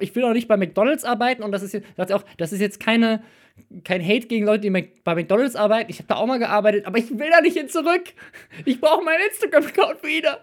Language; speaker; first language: German; native; German